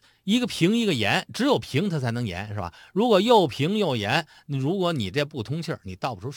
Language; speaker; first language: Chinese; native; Chinese